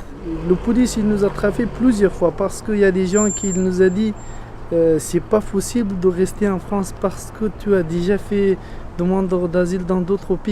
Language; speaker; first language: French; non-native, learner; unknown